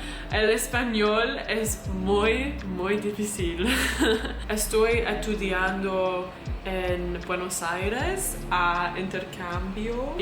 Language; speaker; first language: Spanish; non-native, learner; English